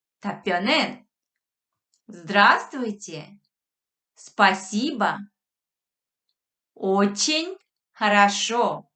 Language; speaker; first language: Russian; non-native, fluent; Korean